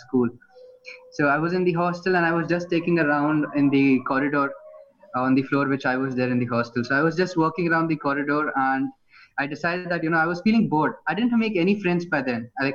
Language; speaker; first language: English; non-native, fluent; Hindi